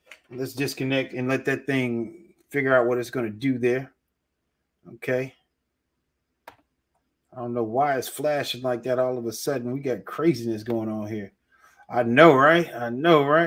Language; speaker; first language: English; native; English